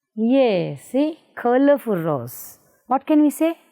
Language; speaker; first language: English; non-native, local second language; Kannada